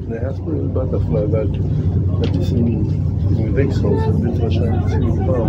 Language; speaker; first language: German; native; German